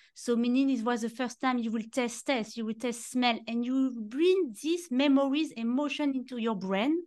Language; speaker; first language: English; non-native, fluent; French